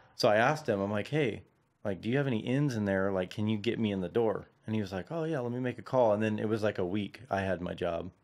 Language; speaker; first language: English; native; English